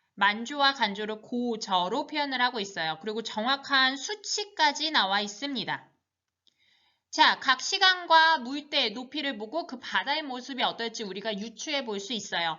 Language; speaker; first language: Korean; native; Korean